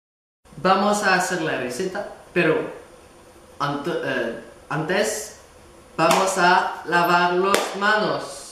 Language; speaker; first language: Spanish; non-native, learner; French